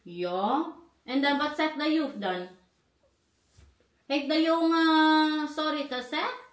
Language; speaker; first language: Dutch; non-native, learner; Filipino